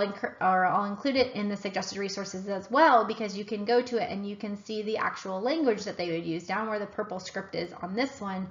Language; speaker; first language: English; native; English